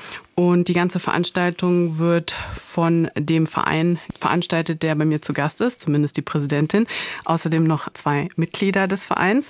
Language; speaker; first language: German; native; German